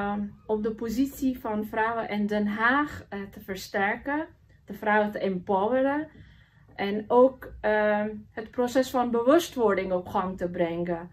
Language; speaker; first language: Dutch; non-native, fluent; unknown